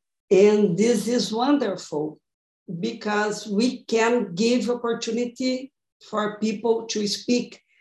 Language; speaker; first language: English; non-native, fluent; Portuguese